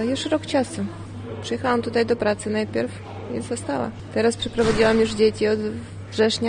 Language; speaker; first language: Polish; non-native, learner; Ukrainian